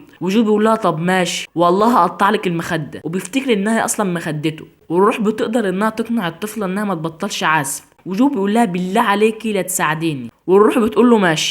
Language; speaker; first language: Arabic; native; Arabic